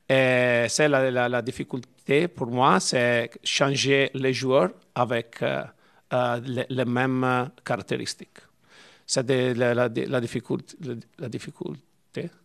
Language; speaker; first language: French; non-native, learner; Italian